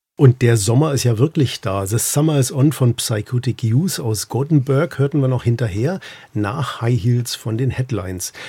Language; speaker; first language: German; native; German